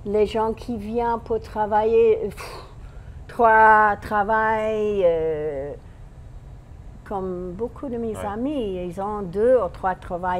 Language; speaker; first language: French; non-native, fluent; English